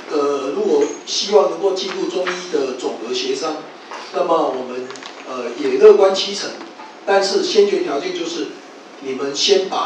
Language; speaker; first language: Chinese; native; Chinese